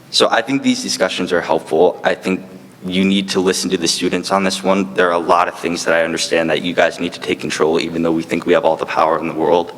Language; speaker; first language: English; native; English